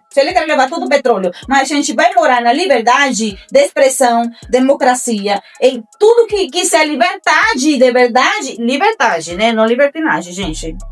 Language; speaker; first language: Portuguese; non-native, fluent; Spanish